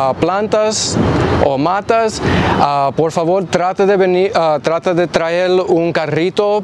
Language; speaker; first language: Spanish; early bilingual, heritage; English